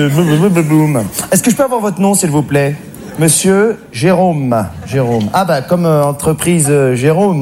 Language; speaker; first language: French; native; French